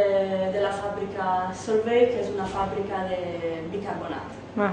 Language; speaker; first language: Catalan; non-native, learner; Italian